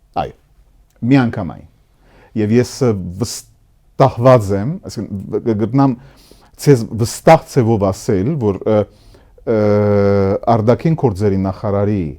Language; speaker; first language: Armenian; early bilingual, heritage; Armenian